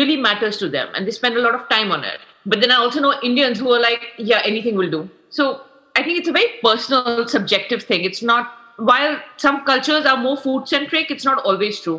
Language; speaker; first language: English; non-native, local second language; Hindi